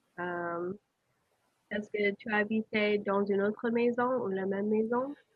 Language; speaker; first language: French; non-native, learner; English